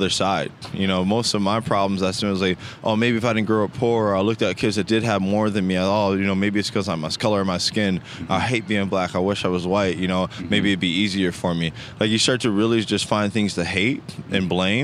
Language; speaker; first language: English; native; English